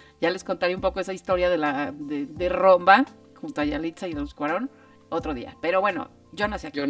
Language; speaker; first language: Spanish; native; Spanish